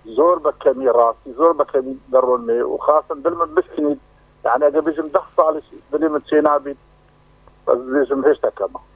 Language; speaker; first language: Central Kurdish; non-native, local second language; Kurdish